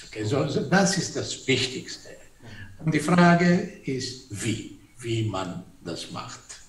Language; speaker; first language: German; non-native, fluent; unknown